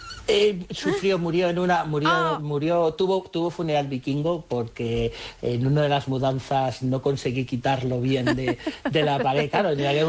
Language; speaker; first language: Spanish; native; Spanish